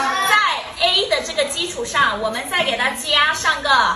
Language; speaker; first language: Chinese; native; Chinese